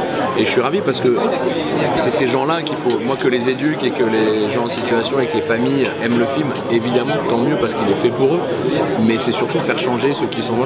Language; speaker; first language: French; native; French